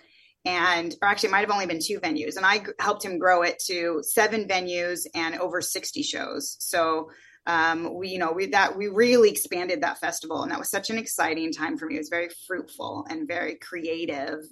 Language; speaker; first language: English; native; English